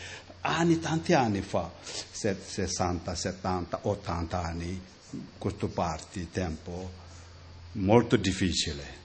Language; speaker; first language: Italian; non-native, learner; Tibetan